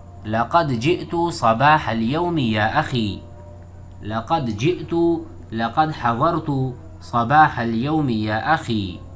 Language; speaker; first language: Arabic; non-native, fluent; Urdu